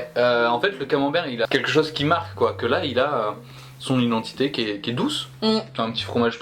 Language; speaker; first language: French; native; French